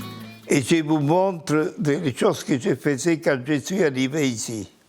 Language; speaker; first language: French; non-native, fluent; Spanish